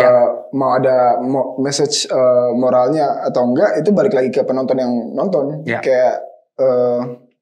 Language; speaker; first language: Indonesian; native; Indonesian